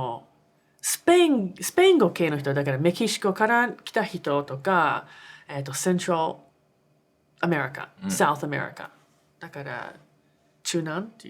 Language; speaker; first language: Japanese; non-native, fluent; English